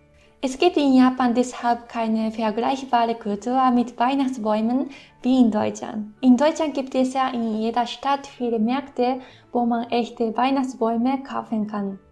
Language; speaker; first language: German; non-native, fluent; Japanese